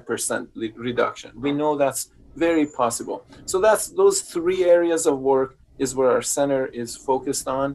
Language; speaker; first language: English; non-native, fluent; Persian